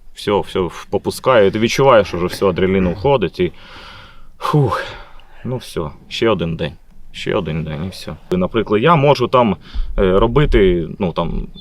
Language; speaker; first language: Ukrainian; non-native, local second language; Russian